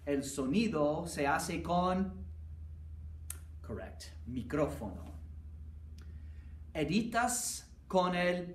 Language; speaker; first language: Spanish; non-native, fluent; English